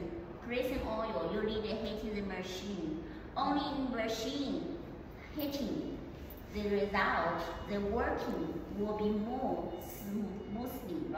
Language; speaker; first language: English; non-native, learner; Chinese